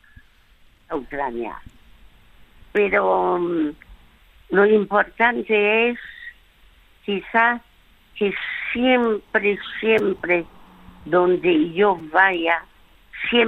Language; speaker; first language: Spanish; early bilingual, other home language; French